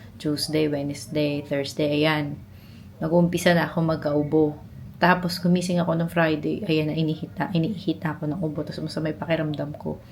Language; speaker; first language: Filipino; native; Filipino